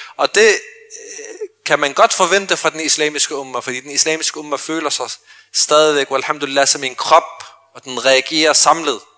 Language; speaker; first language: Danish; early bilingual, other home language; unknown